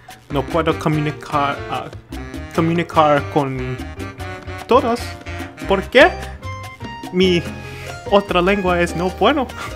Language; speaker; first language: Spanish; non-native, learner; English